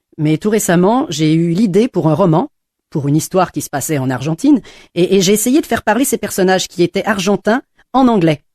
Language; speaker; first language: French; non-native, fluent; English